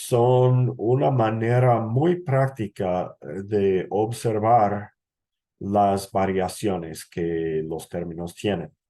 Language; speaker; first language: Spanish; non-native, fluent; English